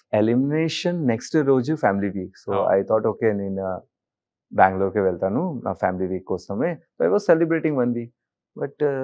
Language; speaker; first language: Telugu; non-native, learner; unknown